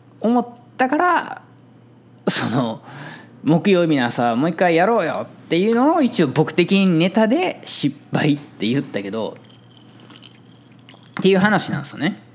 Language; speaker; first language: Japanese; native; Japanese